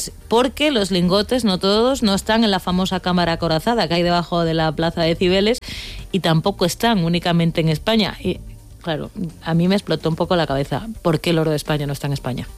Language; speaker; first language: Spanish; native; Spanish